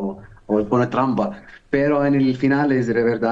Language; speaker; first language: Spanish; non-native, learner; Arabic